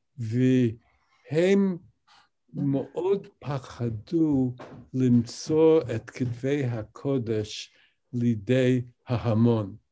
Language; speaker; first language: Hebrew; non-native, fluent; English